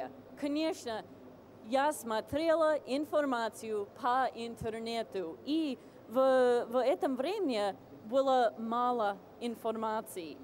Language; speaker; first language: Russian; non-native, fluent; English